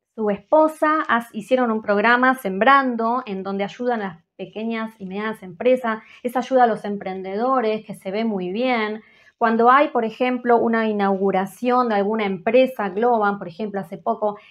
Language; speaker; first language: Spanish; native; Spanish